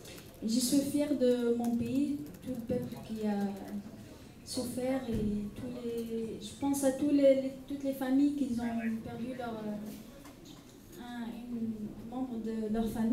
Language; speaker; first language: French; non-native, local second language; Arabic